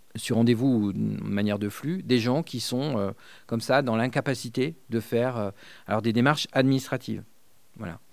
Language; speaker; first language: French; non-native, fluent; Spanish